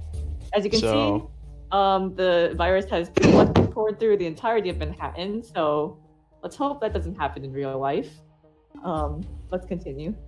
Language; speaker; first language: English; native; English